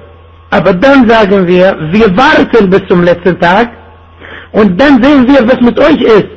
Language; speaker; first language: German; non-native, fluent; Arabic